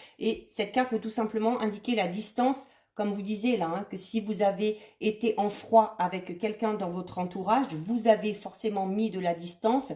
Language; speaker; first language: French; native; French